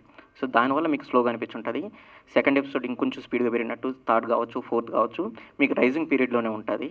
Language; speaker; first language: Telugu; native; Telugu